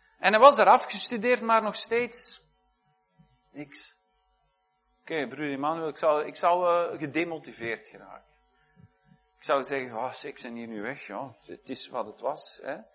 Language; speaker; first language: Dutch; native; Dutch